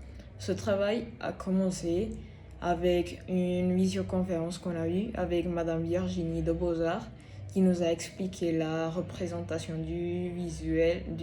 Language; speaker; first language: French; non-native, fluent; Spanish